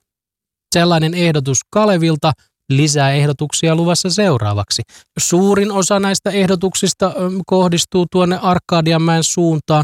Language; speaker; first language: Finnish; native; Finnish